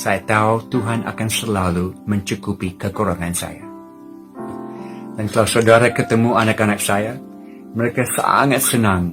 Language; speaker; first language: Indonesian; non-native, fluent; English